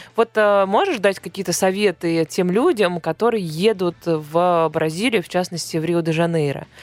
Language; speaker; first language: Russian; native; Russian